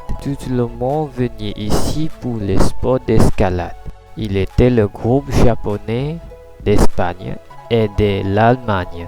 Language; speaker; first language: French; non-native, learner; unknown